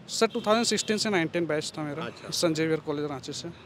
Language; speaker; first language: Hindi; native; Hindi